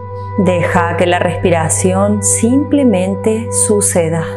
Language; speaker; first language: Spanish; native; Spanish